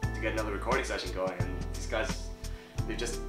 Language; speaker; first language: English; native; English